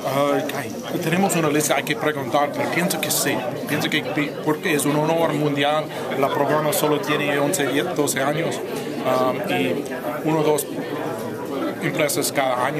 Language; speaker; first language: Spanish; non-native, fluent; English